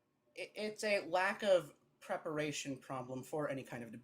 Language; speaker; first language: English; native; English